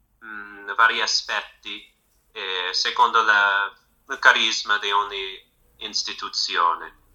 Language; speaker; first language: Italian; non-native, fluent; English